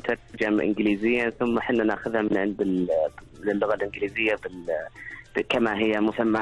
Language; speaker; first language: Arabic; native; Arabic